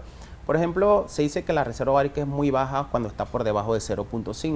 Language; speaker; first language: Spanish; native; Spanish